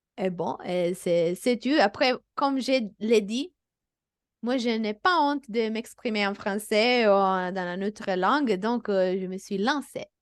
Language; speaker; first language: French; non-native, fluent; Italian